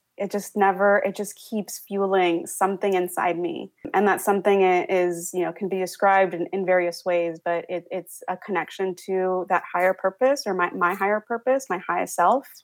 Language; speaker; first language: English; early bilingual, other home language; Spanish